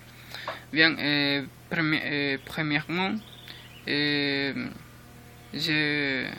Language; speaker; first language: French; non-native, learner; Spanish